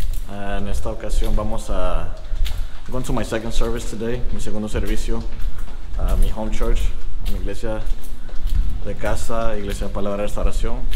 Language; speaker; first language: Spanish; early bilingual, heritage; Spanish